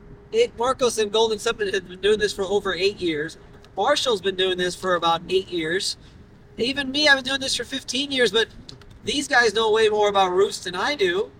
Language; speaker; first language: English; native; English